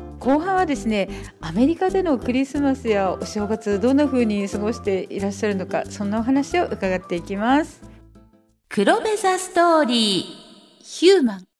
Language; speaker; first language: Japanese; native; Japanese